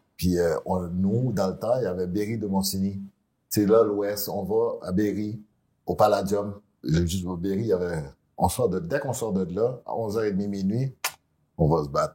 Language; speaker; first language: French; early bilingual, other home language; Haitian Creole